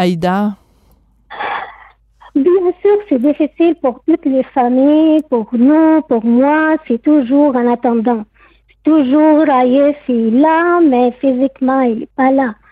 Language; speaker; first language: French; non-native, learner; Arabic